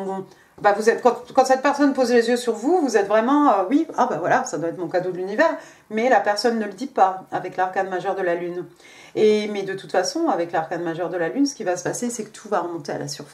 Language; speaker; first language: French; native; French